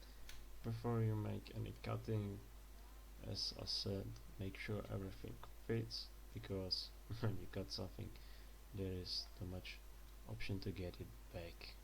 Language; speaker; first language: English; non-native, fluent; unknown